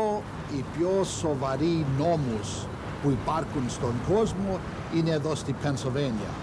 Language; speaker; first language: Greek; early bilingual, heritage; Greek